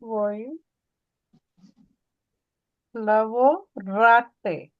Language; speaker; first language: Italian; non-native, learner; Punjabi